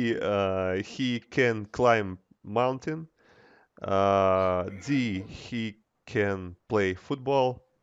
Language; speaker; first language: English; non-native, learner; Russian